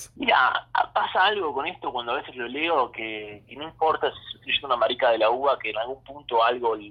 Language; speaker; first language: Spanish; native; Spanish